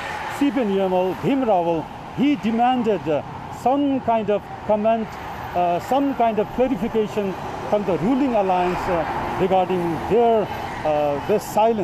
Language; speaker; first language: English; non-native, local second language; Nepali